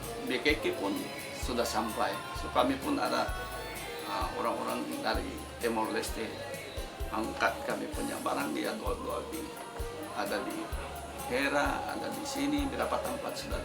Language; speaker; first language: Indonesian; non-native, fluent; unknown